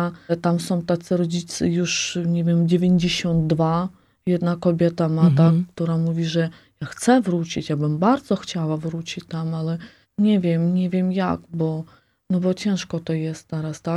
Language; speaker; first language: Polish; non-native, fluent; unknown